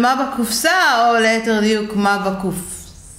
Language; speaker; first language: Hebrew; native; Hebrew